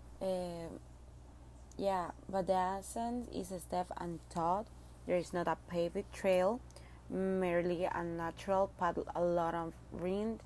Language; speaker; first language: English; non-native, learner; Spanish